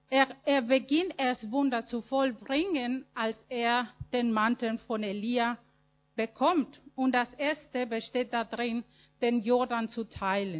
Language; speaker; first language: German; non-native, fluent; Spanish